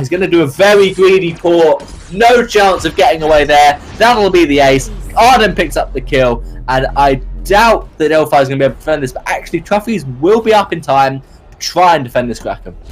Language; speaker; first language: English; native; English